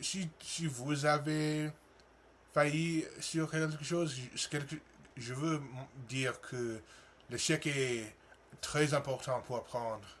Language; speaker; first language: French; non-native, learner; English